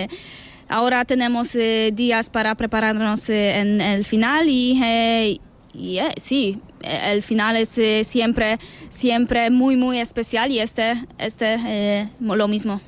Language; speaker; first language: Spanish; non-native, learner; Polish